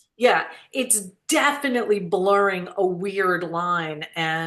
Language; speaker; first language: English; native; English